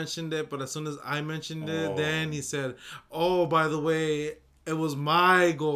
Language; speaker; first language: English; early bilingual, other home language; Spanish